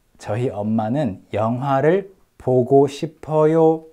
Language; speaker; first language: Korean; native; Korean